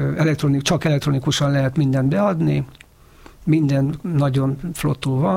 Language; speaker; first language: Hungarian; native; Hungarian